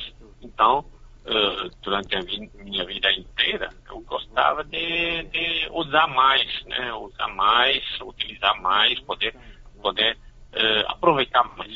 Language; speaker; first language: Portuguese; non-native, fluent; Chinese